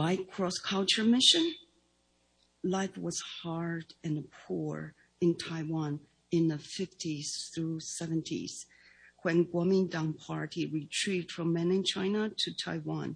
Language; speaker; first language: English; non-native, fluent; Chinese